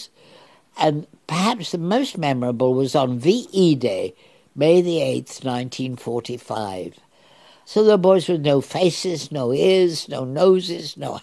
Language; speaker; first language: English; native; English